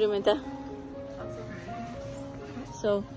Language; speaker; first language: Swedish; early bilingual, other home language; Somali